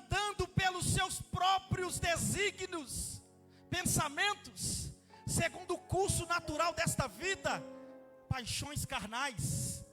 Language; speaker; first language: Portuguese; native; Portuguese